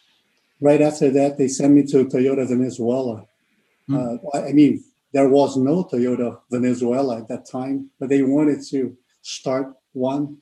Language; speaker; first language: English; non-native, fluent; Portuguese